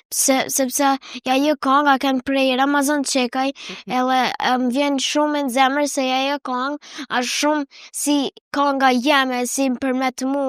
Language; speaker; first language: Albanian; early bilingual, heritage; Albanian